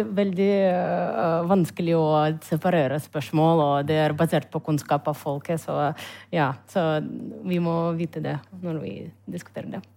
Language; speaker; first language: Norwegian; non-native, learner; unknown